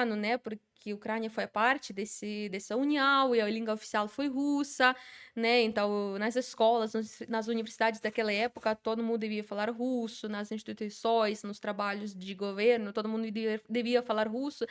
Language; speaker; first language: Portuguese; non-native, fluent; Ukrainian